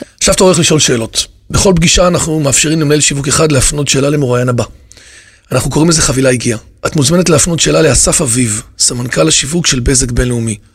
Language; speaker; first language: Hebrew; native; Hebrew